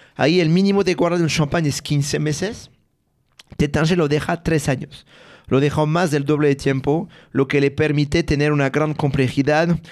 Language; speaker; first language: Spanish; non-native, fluent; French